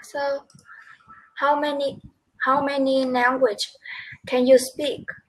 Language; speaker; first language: English; non-native, learner; Vietnamese